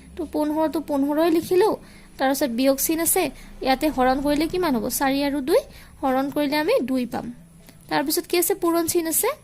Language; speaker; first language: Assamese; native; Assamese